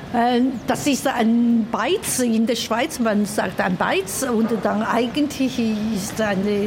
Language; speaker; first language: German; non-native, fluent; Chinese